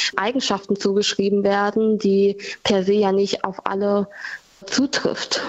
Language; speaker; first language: German; native; German